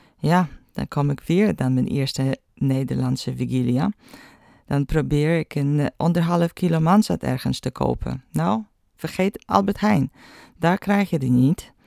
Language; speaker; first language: Dutch; non-native, fluent; Polish